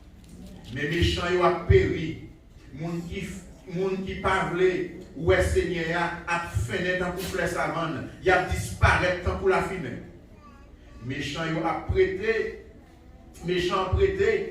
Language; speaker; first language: French; non-native, local second language; Haitian Creole